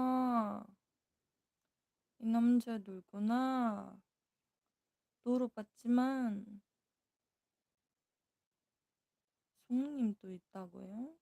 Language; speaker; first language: Korean; non-native, fluent; Filipino